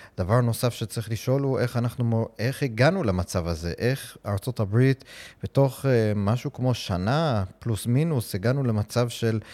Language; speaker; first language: Hebrew; non-native, fluent; English